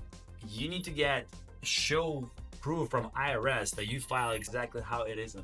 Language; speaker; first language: English; non-native, fluent; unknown